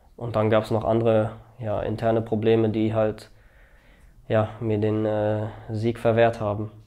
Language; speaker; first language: German; early bilingual, other home language; Albanian